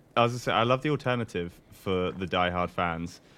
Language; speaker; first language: English; native; English